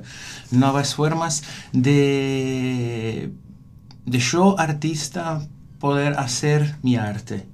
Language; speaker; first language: Spanish; non-native, learner; Portuguese